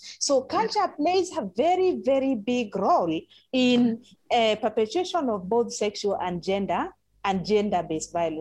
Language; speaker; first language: English; non-native, local second language; Masai